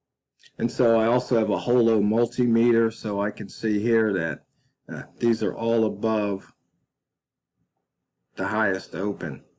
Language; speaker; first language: English; native; English